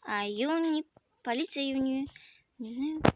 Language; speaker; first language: Russian; non-native, local second language; Kazakh